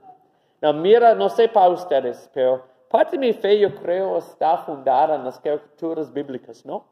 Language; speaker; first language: Spanish; non-native, fluent; English